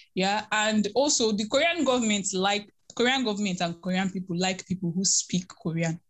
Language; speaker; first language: English; non-native, local second language; Igbo